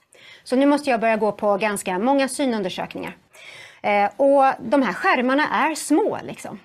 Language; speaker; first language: Swedish; native; Swedish